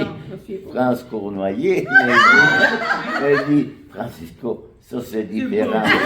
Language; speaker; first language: French; non-native, fluent; Spanish